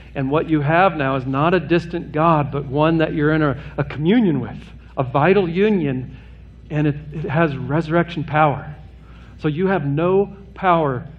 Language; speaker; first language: English; native; English